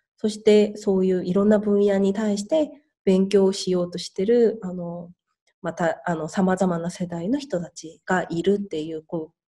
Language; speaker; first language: Japanese; non-native, fluent; Korean